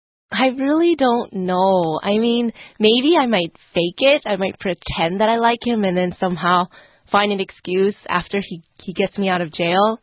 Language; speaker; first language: English; non-native, fluent; Chinese